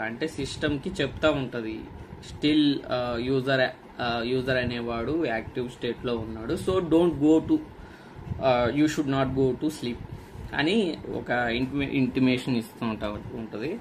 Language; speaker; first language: Telugu; native; Telugu